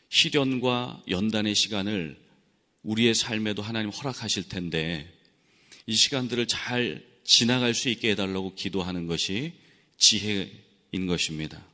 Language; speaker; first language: Korean; native; Korean